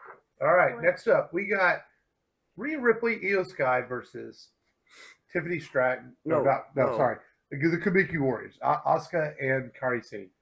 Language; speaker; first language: English; native; English